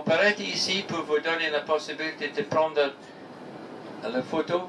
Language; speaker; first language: French; non-native, learner; English